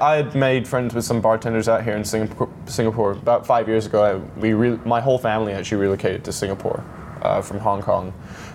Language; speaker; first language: English; native; English